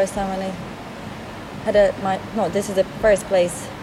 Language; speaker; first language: English; non-native, fluent; Polish